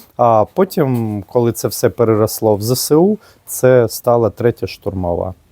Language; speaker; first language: Ukrainian; non-native, local second language; Russian